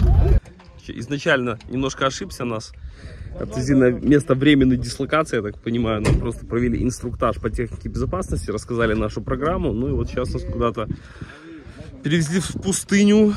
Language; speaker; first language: Russian; native; Russian